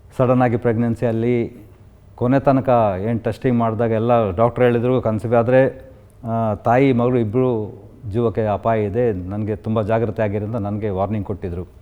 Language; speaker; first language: Kannada; non-native, local second language; Konkani